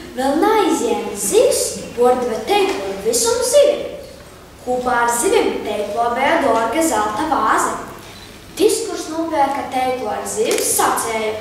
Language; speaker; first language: Latvian; native; Latvian